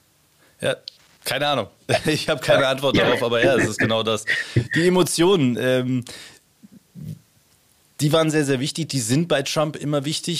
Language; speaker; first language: German; native; German